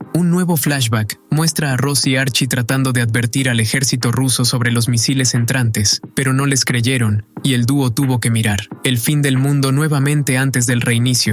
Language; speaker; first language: Spanish; native; Spanish